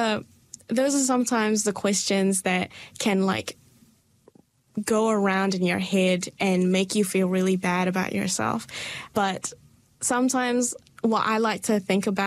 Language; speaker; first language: English; non-native, local second language; Malay